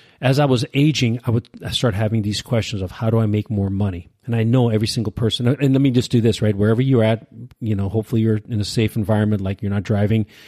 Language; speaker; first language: English; early bilingual, other home language; Urdu